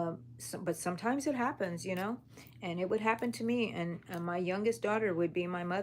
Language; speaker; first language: English; native; English